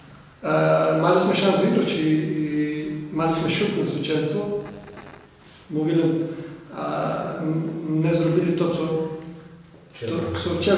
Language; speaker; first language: Polish; non-native, learner; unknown